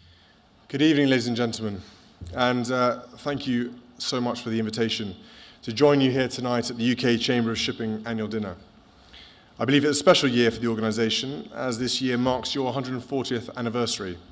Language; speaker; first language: English; native; English